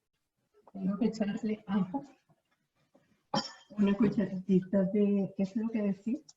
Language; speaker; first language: Spanish; native; Spanish